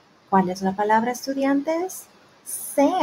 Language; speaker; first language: Spanish; early bilingual, heritage; Spanish